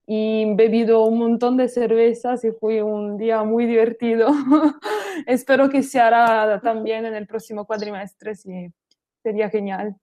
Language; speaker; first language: Spanish; non-native, learner; Italian